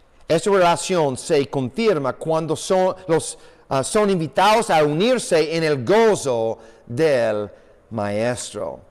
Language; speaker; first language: Spanish; non-native, fluent; English